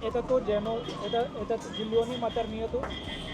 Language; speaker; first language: Russian; non-native, learner; Hindi